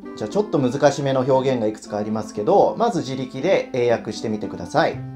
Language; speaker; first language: Japanese; early bilingual, heritage; Japanese